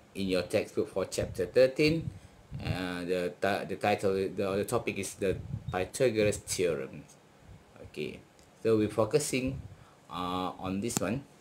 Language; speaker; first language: English; non-native, local second language; Malay